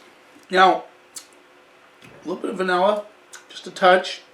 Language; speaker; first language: English; native; English